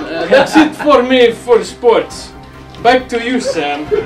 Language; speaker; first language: English; native; English